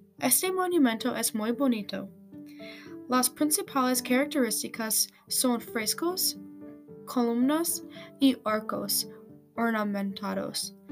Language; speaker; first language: Spanish; non-native, learner; English